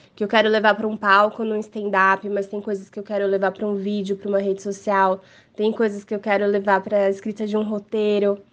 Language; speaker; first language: Portuguese; native; Portuguese